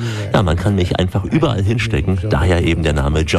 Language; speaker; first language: German; native; German